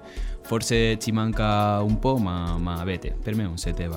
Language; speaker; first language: Italian; non-native, fluent; Spanish